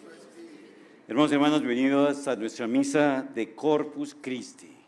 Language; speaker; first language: Spanish; native; Spanish